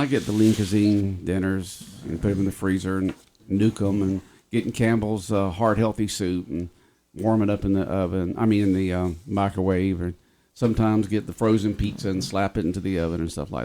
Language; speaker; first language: English; native; English